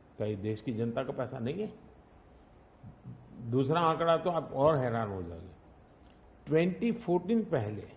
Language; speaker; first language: Hindi; non-native, local second language; Gujarati